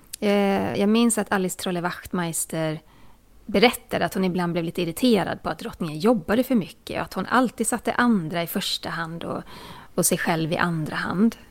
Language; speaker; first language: Swedish; native; Swedish